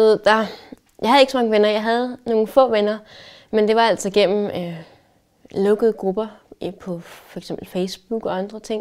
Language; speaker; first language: Danish; early bilingual, heritage; Danish